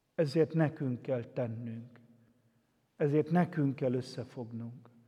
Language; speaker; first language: Hungarian; native; Hungarian